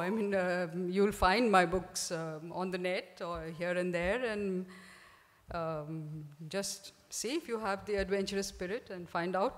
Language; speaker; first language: English; non-native, local second language; Hindi